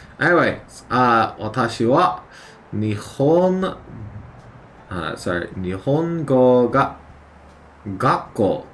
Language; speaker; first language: Japanese; non-native, learner; English